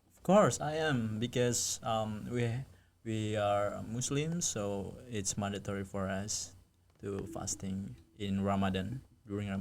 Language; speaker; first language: English; non-native, fluent; Indonesian